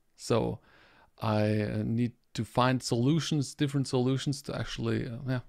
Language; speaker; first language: English; non-native, fluent; German